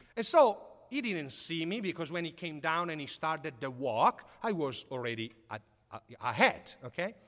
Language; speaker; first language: English; non-native, fluent; Italian